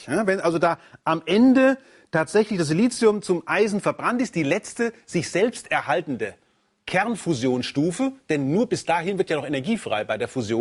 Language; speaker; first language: German; native; German